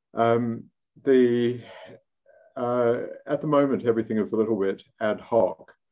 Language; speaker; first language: English; native; English